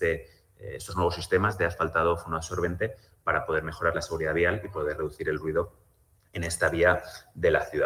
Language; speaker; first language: Spanish; native; Spanish